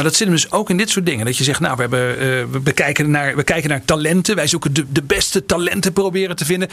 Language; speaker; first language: Dutch; native; Dutch